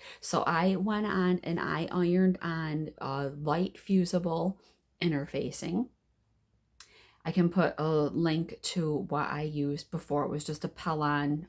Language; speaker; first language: English; native; English